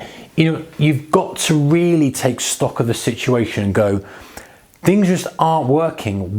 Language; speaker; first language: English; native; English